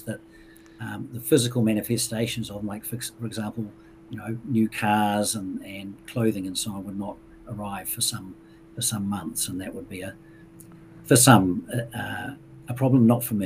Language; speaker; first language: English; native; English